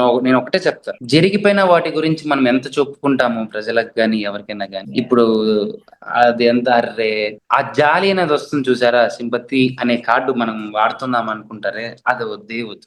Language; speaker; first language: Telugu; native; Telugu